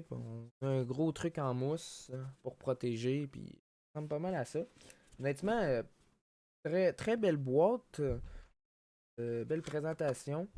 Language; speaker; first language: French; native; French